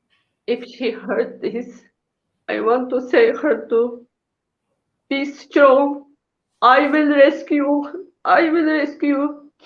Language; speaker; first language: English; non-native, learner; Uyghur